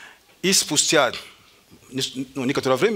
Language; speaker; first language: Russian; native; Russian